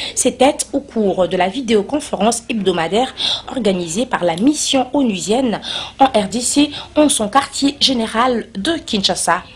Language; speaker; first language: French; non-native, local second language; Lingala